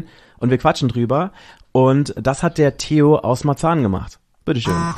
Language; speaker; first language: German; native; German